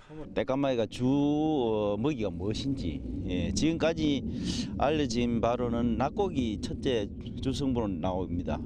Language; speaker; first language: Korean; native; Korean